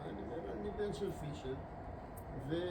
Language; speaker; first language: Hebrew; non-native, fluent; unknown